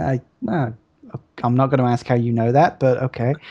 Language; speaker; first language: English; native; English